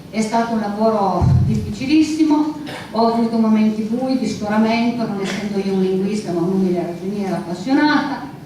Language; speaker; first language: Italian; non-native, local second language; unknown